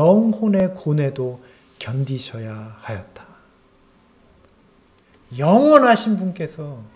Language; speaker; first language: Korean; native; Korean